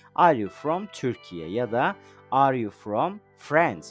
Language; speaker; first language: English; non-native, fluent; Turkish